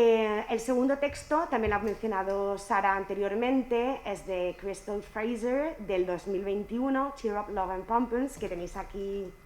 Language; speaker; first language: Spanish; native; Spanish